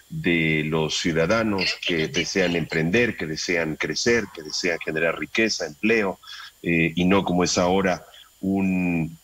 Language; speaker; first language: Spanish; native; Spanish